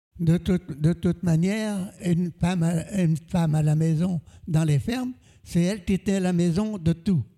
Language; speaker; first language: French; native; French